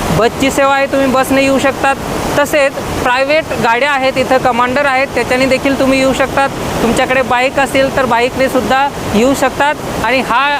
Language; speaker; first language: Marathi; non-native, local second language; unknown